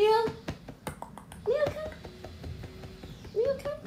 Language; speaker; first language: Korean; non-native, fluent; Thai